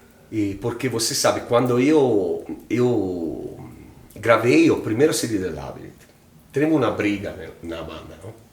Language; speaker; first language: Portuguese; non-native, fluent; Italian